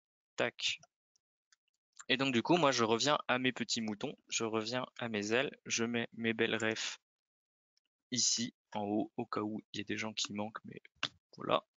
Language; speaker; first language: French; native; French